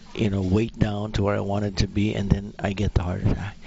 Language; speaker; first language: English; non-native, local second language; Filipino